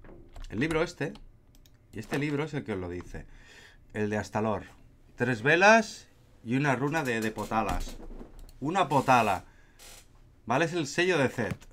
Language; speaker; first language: Spanish; native; Spanish